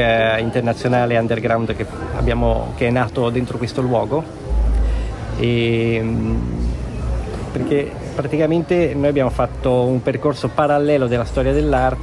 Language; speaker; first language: Italian; native; Italian